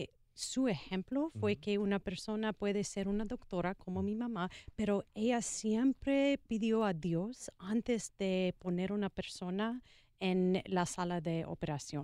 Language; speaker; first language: Spanish; non-native, learner; English